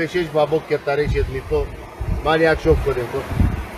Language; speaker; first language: Hebrew; non-native, learner; Romanian